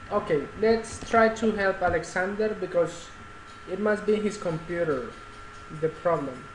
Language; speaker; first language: English; non-native, fluent; Spanish